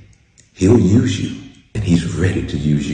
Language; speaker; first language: English; native; English